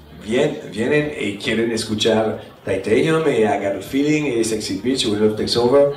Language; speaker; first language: Spanish; non-native, fluent; French